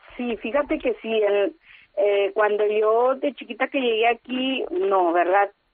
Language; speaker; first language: Spanish; native; Spanish